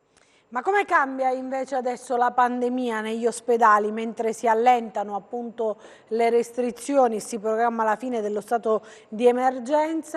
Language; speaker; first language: Italian; native; Italian